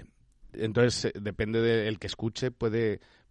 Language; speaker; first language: Spanish; native; Spanish